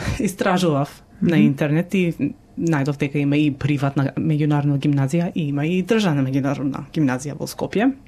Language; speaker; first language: Macedonian; early bilingual, heritage; Macedonian